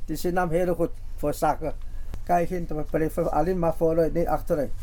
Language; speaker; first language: Dutch; non-native, learner; Chinese